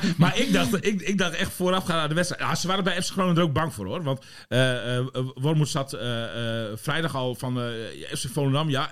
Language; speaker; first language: Dutch; native; Dutch